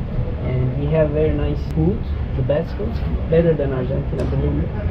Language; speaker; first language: English; non-native, learner; Turkish